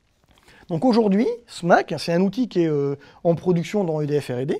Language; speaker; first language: French; native; French